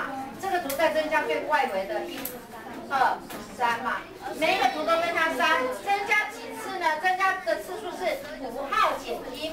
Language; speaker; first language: Chinese; native; Chinese